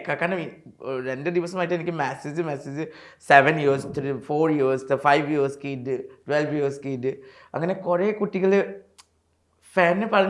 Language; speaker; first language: Malayalam; non-native, learner; Assamese